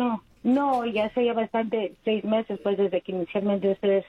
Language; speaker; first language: Spanish; early bilingual, heritage; Spanish